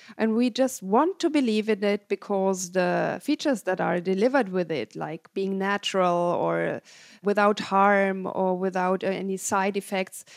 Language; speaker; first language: English; non-native, fluent; German